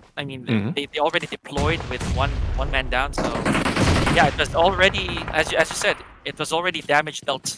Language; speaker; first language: English; non-native, local second language; Filipino